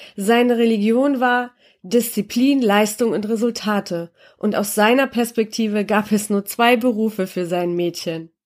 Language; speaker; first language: German; early bilingual, other home language; Polish